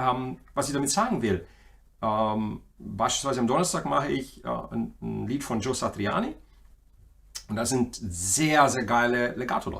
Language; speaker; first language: German; native; German